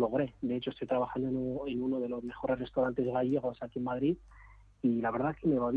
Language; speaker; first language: Spanish; non-native, fluent; Arabic